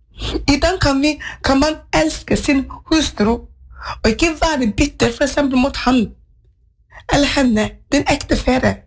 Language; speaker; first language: Norwegian; non-native, fluent; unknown